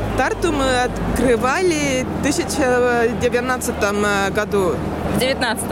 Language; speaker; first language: Russian; non-native, learner; Estonian